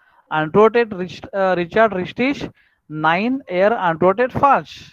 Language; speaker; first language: German; non-native, learner; Marathi